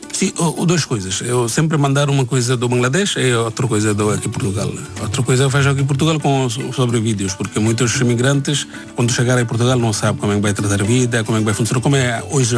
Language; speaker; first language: Portuguese; non-native, learner; Bangla